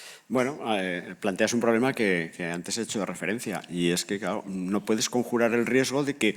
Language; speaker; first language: Spanish; native; Spanish